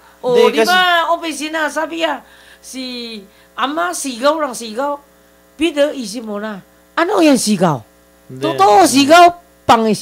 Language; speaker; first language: Filipino; non-native, learner; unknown